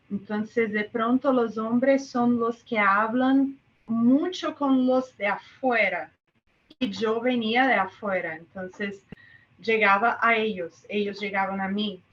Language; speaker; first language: Spanish; non-native, fluent; Portuguese